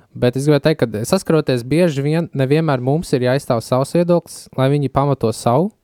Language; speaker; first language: Latvian; native; Latvian